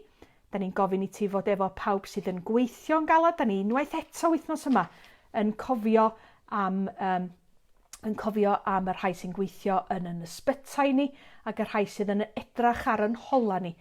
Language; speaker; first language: Welsh; native; Welsh